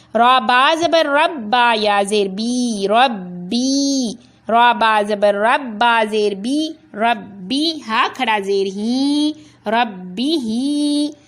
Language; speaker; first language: Urdu; non-native, local second language; Punjabi